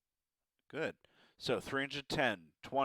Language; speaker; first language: English; native; English